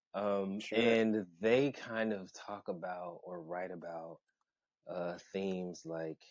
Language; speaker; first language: English; native; English